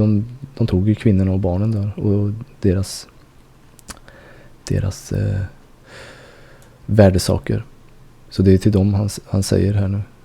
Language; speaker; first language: Swedish; native; Swedish